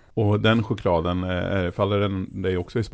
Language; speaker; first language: Swedish; native; Swedish